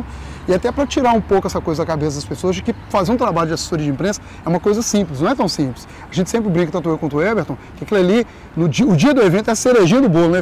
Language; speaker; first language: Portuguese; native; Portuguese